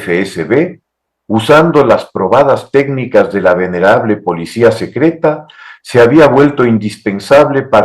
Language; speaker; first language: Spanish; native; Spanish